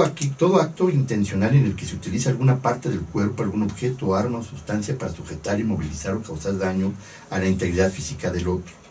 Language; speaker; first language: Spanish; native; Spanish